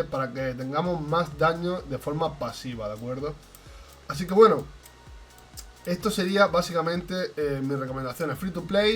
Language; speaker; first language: Spanish; native; Spanish